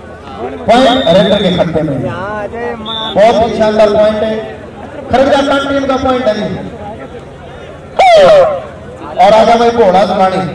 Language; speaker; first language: Hindi; native; Hindi